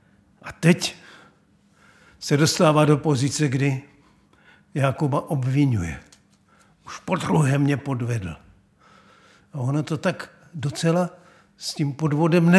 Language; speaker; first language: Czech; native; Czech